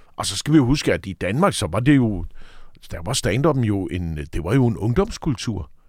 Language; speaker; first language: Danish; native; Danish